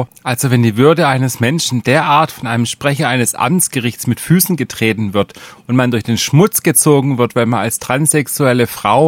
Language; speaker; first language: German; native; German